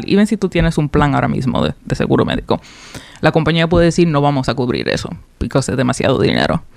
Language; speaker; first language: Spanish; early bilingual, heritage; Spanish